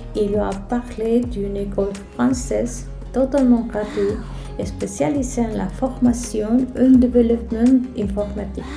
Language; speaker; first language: French; non-native, fluent; Spanish